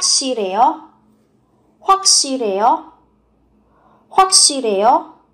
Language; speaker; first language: Korean; non-native, fluent; Vietnamese